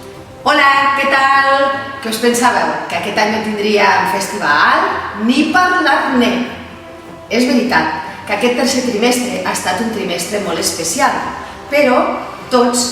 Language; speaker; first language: Catalan; native; Catalan